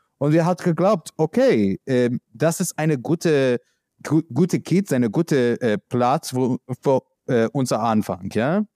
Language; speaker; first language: German; non-native, learner; English